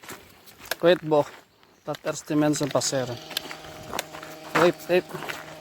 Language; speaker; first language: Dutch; non-native, learner; Filipino